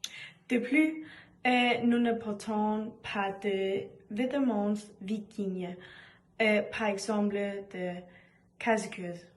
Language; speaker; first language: French; non-native, learner; Danish